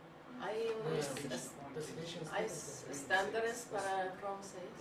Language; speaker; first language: Spanish; non-native, learner; English